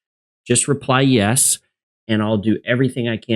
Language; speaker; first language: English; native; English